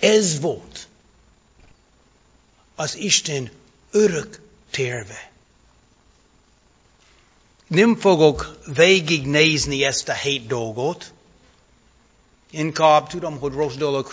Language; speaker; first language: Hungarian; non-native, fluent; English